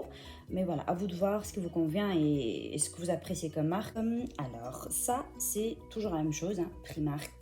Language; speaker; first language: French; native; French